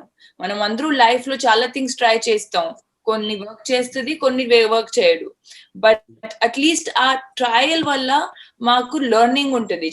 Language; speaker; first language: Telugu; non-native, fluent; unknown